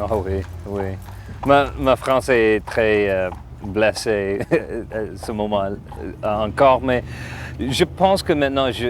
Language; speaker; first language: French; non-native, learner; English